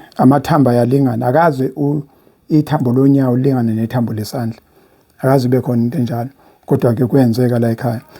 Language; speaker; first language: Zulu; native; Zulu